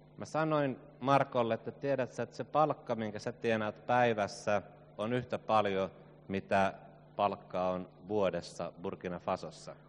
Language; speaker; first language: Finnish; native; Finnish